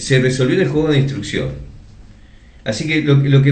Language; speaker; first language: Spanish; native; Spanish